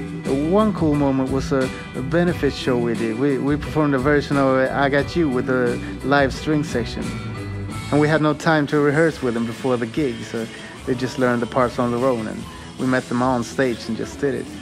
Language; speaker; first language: English; non-native, fluent; Swedish